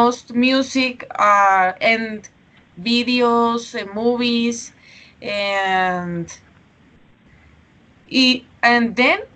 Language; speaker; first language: English; non-native, learner; Spanish